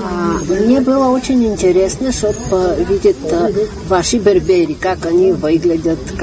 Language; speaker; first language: Russian; non-native, learner; Bulgarian